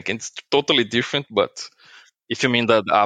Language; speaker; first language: English; non-native, fluent; Portuguese